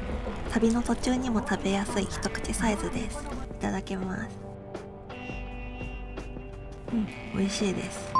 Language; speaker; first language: Japanese; native; Japanese